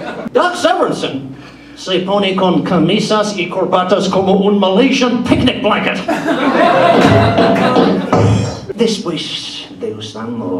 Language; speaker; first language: Spanish; non-native, learner; English